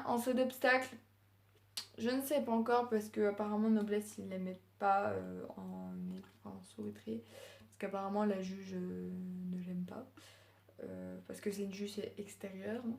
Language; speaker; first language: French; native; French